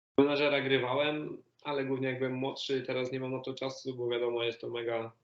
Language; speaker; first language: Polish; native; Polish